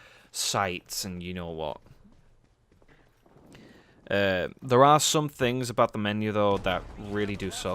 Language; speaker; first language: English; native; English